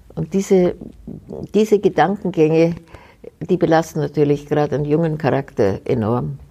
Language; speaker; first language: German; native; German